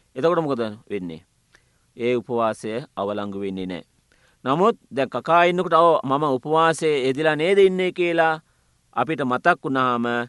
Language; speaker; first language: Sinhala; non-native, local second language; Tamil